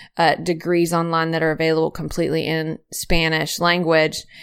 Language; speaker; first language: English; native; English